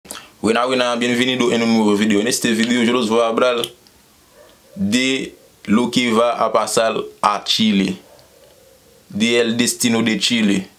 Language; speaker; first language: Spanish; non-native, fluent; Haitian Creole